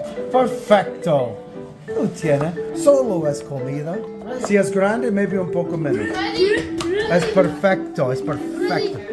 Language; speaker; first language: Spanish; non-native, learner; English